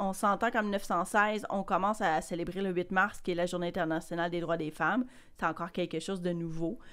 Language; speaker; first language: French; native; French